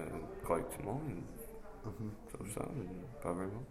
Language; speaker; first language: French; non-native, fluent; English